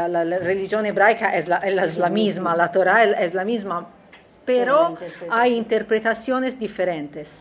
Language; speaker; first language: Spanish; non-native, learner; Italian